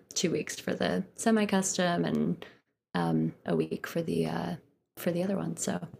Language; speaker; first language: English; native; English